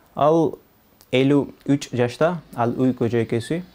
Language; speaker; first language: Kyrgyz; non-native, learner; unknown